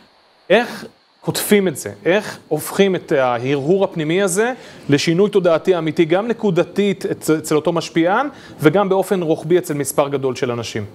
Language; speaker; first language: Hebrew; native; Hebrew